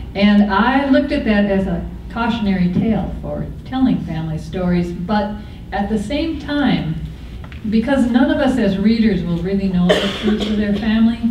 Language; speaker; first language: English; native; English